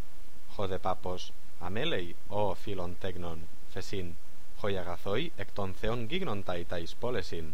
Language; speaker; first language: Greek; non-native, fluent; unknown